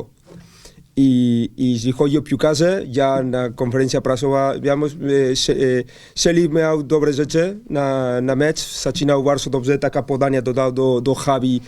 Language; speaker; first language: Polish; non-native, learner; Spanish